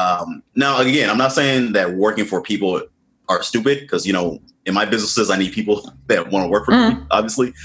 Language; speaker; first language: English; native; English